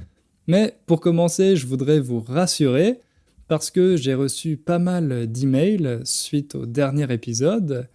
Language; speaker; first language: French; native; French